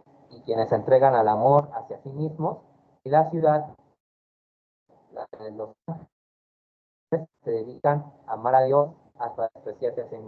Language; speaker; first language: Spanish; native; Spanish